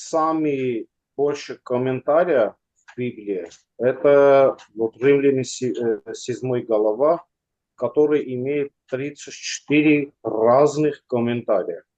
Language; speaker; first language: Russian; non-native, local second language; Armenian